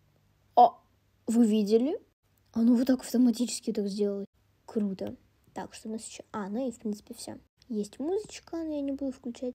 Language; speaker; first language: Russian; native; Russian